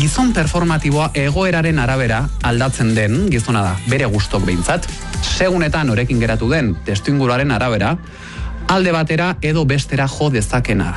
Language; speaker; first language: Basque; native; Basque